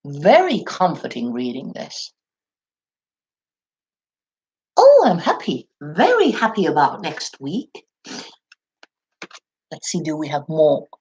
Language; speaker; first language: English; non-native, fluent; Finnish